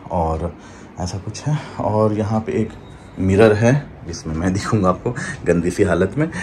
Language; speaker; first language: Hindi; native; Hindi